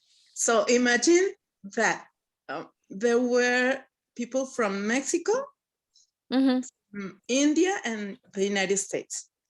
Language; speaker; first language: English; non-native, learner; Spanish